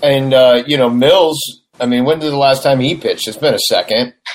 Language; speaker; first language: English; native; English